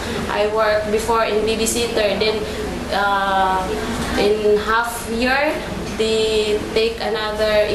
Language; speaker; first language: English; non-native, learner; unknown